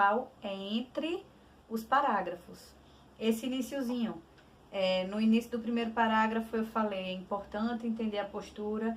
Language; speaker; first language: Portuguese; native; Portuguese